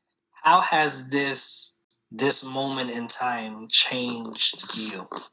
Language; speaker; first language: English; early bilingual, other home language; Spanish